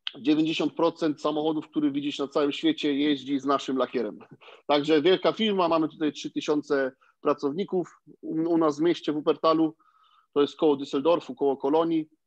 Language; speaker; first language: Polish; early bilingual, heritage; Polish